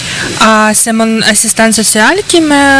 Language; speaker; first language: French; non-native, learner; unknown